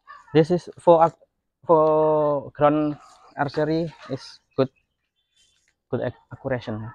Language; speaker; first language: English; non-native, learner; Indonesian